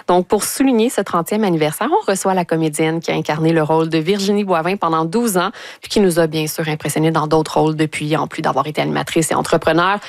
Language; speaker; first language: French; native; French